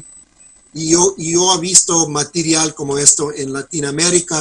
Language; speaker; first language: Spanish; non-native, fluent; English